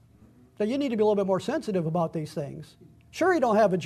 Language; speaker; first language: English; native; English